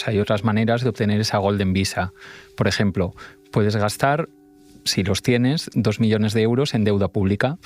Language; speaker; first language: Spanish; native; Spanish